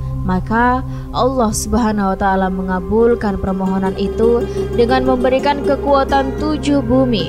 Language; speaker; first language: Indonesian; native; Indonesian